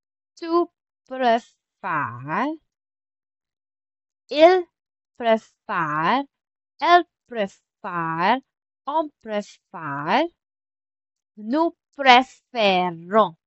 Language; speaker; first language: French; non-native, fluent; Filipino